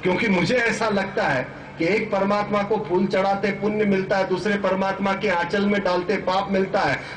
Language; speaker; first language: Hindi; non-native, local second language; Marathi